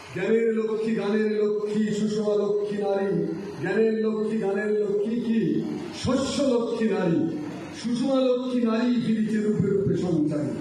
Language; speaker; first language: Bangla; native; Bangla